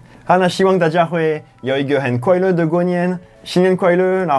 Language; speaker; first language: Chinese; non-native, fluent; French